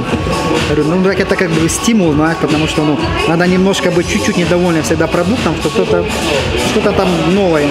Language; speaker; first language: Russian; native; Russian